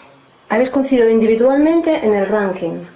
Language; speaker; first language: Spanish; native; Spanish